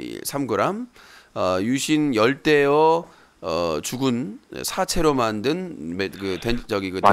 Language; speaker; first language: Korean; native; Korean